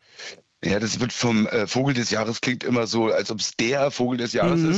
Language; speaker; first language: German; native; German